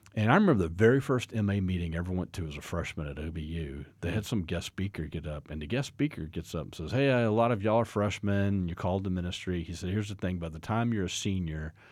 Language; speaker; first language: English; native; English